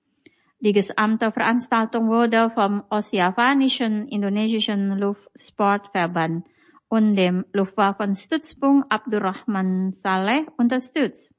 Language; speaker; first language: German; non-native, fluent; Indonesian